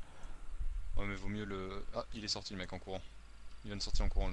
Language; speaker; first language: French; native; French